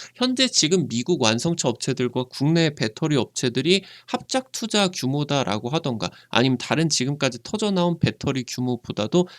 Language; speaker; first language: Korean; native; Korean